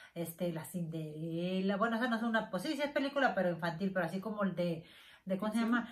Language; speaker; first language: Spanish; native; Spanish